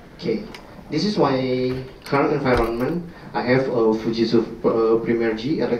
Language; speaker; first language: English; non-native, learner; Indonesian